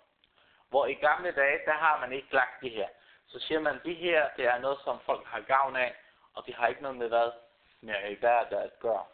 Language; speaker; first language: Danish; early bilingual, other home language; Arabic